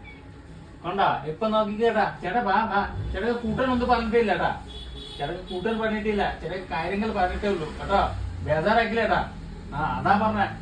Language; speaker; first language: Malayalam; non-native, learner; Hindi